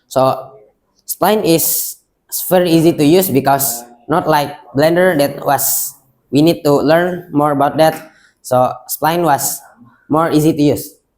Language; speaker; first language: English; non-native, local second language; Indonesian